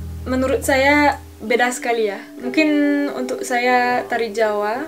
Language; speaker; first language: Indonesian; non-native, fluent; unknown